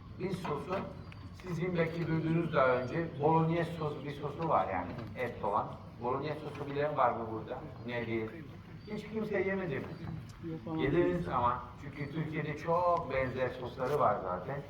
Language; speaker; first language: Turkish; non-native, fluent; Italian